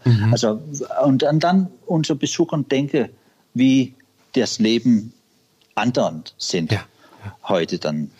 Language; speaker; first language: German; non-native, learner; Danish